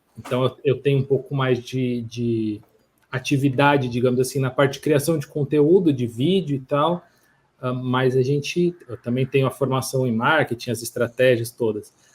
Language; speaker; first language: Portuguese; native; Portuguese